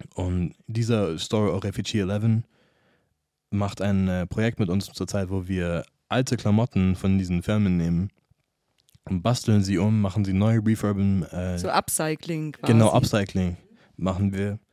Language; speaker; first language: German; non-native, fluent; English